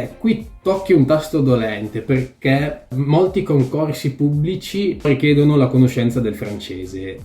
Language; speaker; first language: Italian; native; Italian